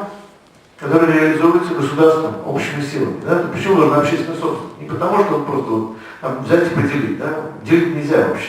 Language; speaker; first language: Russian; native; Russian